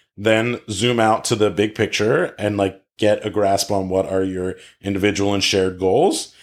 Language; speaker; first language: English; native; English